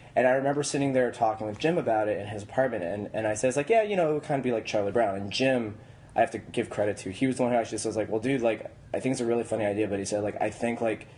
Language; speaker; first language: English; native; English